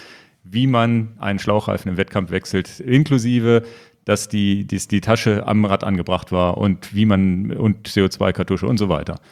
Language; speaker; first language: German; native; German